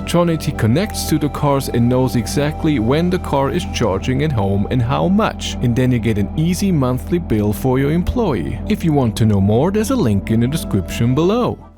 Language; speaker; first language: English; non-native, fluent; German